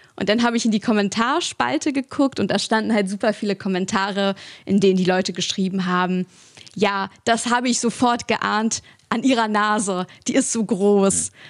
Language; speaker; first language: German; early bilingual, other home language; Russian